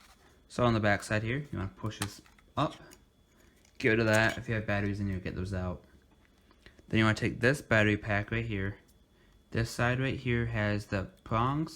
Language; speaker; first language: English; native; English